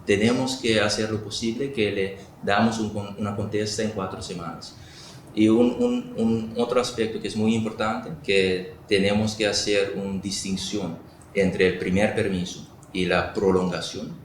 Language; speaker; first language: Spanish; non-native, local second language; Papiamento